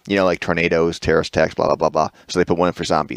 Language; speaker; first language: English; native; English